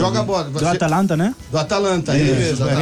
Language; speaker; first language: Portuguese; non-native, local second language; Spanish